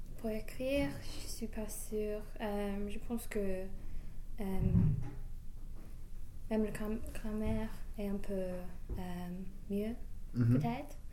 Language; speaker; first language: French; non-native, learner; English